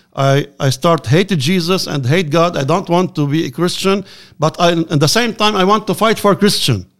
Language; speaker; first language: English; non-native, learner; Arabic